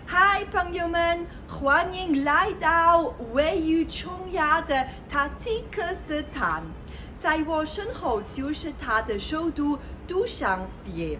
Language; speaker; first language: Chinese; non-native, fluent; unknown